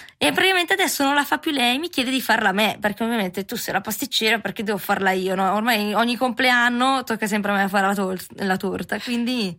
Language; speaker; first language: Italian; native; Italian